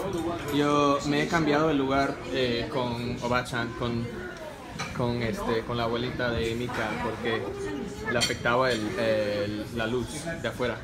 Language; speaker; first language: Spanish; non-native, fluent; English